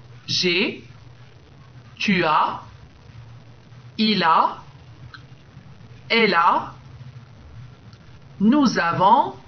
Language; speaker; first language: French; non-native, local second language; Arabic